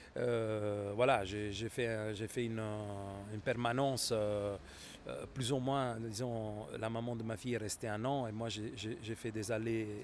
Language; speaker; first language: French; non-native, fluent; Italian